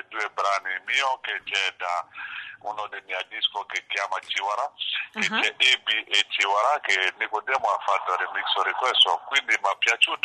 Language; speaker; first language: Italian; non-native, learner; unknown